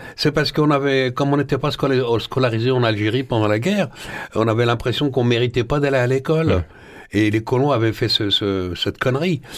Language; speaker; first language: French; early bilingual, other home language; Arabic